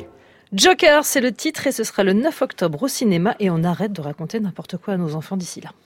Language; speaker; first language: French; native; French